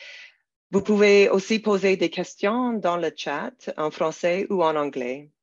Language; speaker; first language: French; non-native, local second language; English